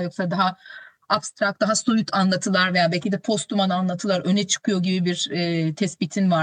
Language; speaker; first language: Turkish; native; Turkish